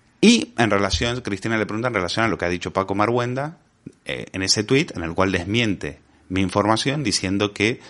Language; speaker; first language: Spanish; native; Spanish